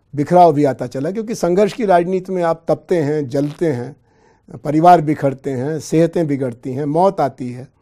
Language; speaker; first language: Hindi; native; Hindi